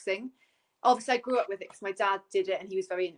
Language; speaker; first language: English; native; English